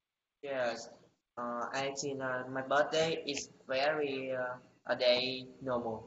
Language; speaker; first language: English; non-native, learner; Vietnamese